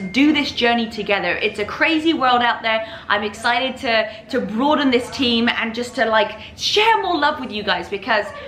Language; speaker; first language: English; native; English